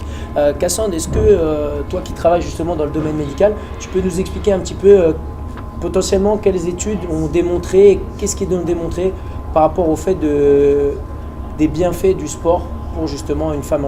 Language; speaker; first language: French; native; French